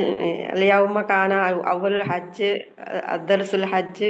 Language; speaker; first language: Arabic; non-native, learner; Malayalam